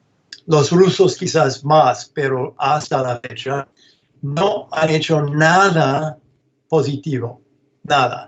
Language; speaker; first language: Spanish; non-native, fluent; English